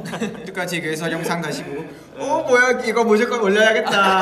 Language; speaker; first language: Korean; non-native, fluent; Vietnamese